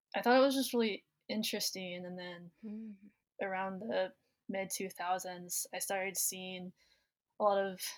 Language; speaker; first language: English; native; English